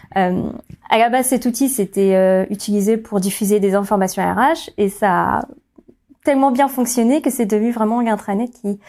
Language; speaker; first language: French; native; French